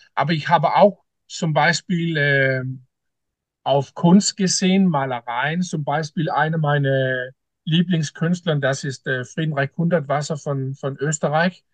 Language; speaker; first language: German; non-native, learner; Danish